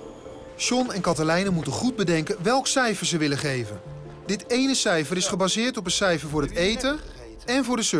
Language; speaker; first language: Dutch; native; Dutch